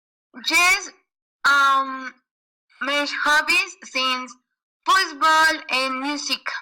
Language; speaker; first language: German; non-native, learner; Spanish